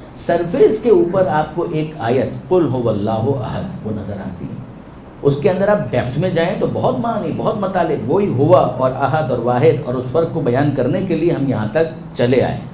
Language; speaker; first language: Urdu; non-native, local second language; Gujarati